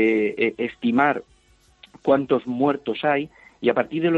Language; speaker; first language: Spanish; native; Spanish